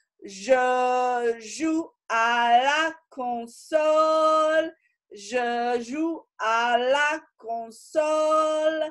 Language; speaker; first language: French; non-native, fluent; English